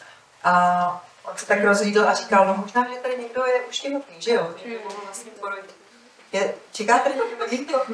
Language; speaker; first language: Czech; native; Czech